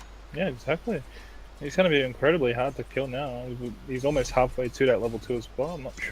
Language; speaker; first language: English; native; English